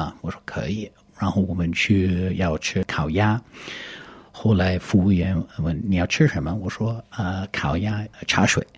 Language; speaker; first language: Chinese; non-native, fluent; English